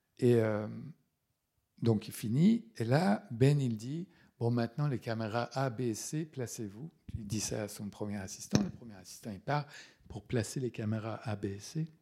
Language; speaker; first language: French; non-native, fluent; Persian